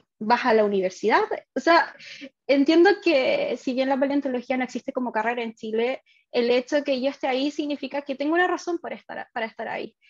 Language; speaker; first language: Spanish; native; Spanish